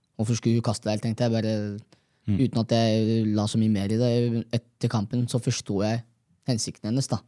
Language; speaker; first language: Norwegian; early bilingual, other home language; Somali